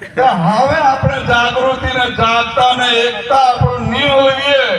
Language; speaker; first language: Gujarati; non-native, local second language; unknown